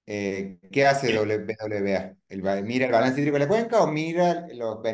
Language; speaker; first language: Spanish; native; Spanish